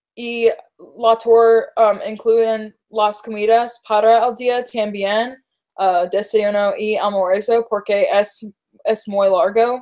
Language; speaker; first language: Spanish; non-native, learner; English